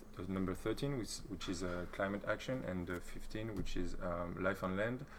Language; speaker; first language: English; non-native, fluent; French